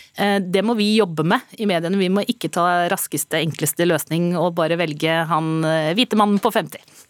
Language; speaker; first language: Norwegian; native; Norwegian